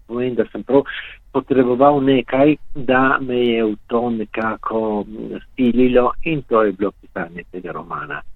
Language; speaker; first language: Slovenian; native; Slovenian